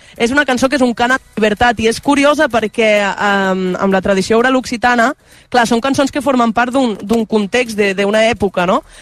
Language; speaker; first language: Catalan; non-native, local second language; Occitan